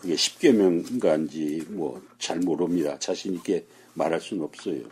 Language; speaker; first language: Korean; native; Korean